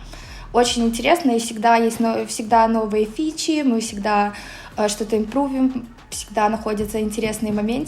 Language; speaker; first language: Russian; native; Russian